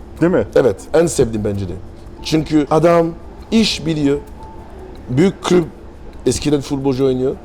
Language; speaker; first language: Turkish; non-native, learner; French